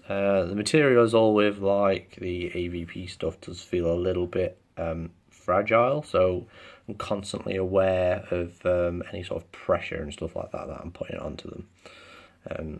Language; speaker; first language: English; native; English